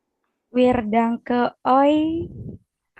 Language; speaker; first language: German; non-native, learner; Indonesian